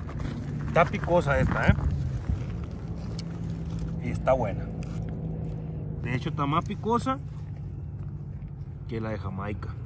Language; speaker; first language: Spanish; native; Spanish